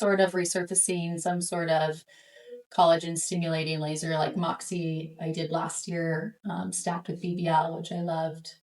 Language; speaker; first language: English; native; English